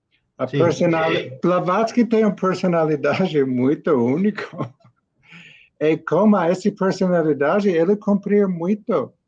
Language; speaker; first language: Portuguese; non-native, learner; English